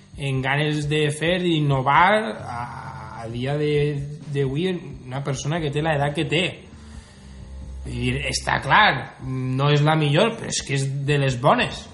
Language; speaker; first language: Spanish; non-native, local second language; Catalan